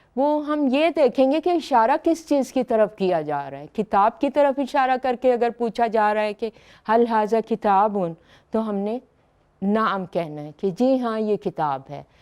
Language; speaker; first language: Urdu; native; Urdu